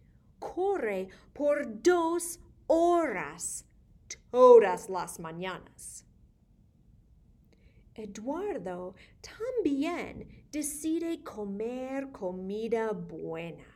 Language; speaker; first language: Spanish; non-native, fluent; English